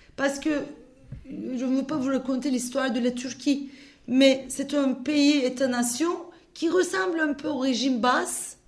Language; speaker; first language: French; non-native, fluent; Turkish